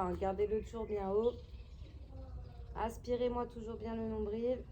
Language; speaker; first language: French; native; French